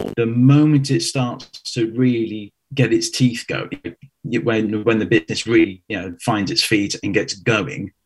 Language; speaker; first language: English; native; English